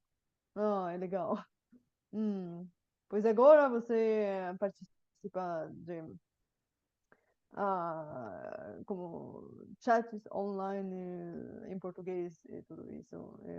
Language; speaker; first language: Portuguese; non-native, fluent; Bulgarian